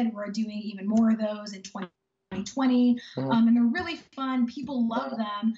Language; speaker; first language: English; native; English